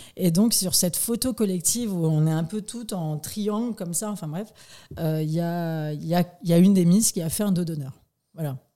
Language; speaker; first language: French; native; French